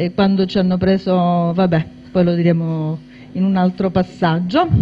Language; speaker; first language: Italian; native; Italian